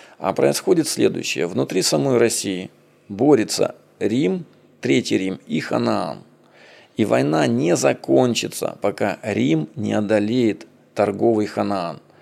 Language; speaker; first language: Russian; native; Russian